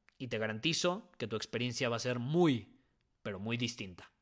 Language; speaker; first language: Spanish; native; Spanish